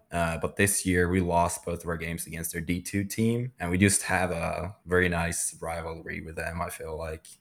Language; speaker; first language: English; non-native, fluent; Swedish